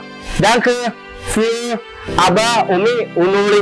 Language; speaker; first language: German; non-native, learner; Indonesian